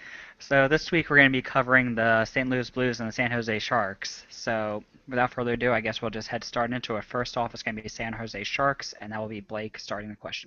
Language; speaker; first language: English; native; English